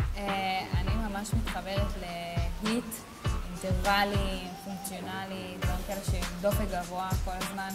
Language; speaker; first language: Hebrew; early bilingual, other home language; English